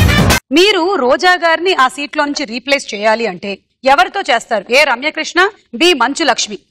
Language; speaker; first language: Telugu; native; Telugu